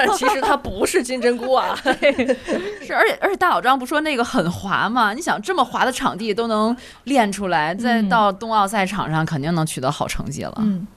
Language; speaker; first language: Chinese; native; Chinese